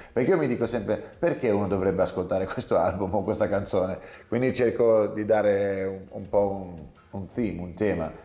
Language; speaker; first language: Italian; early bilingual, heritage; English